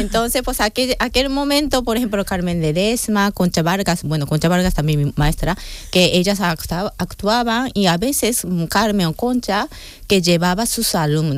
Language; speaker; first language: Spanish; non-native, fluent; Japanese